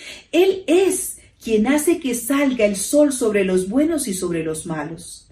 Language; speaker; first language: Spanish; native; Spanish